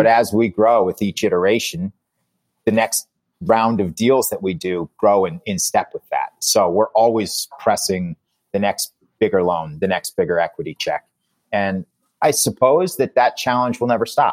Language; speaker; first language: English; native; English